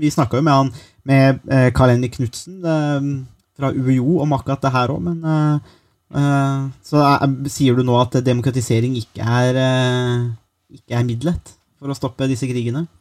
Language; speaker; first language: Norwegian; native; Norwegian